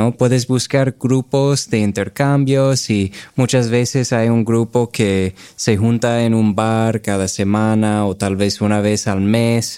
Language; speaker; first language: Spanish; non-native, fluent; English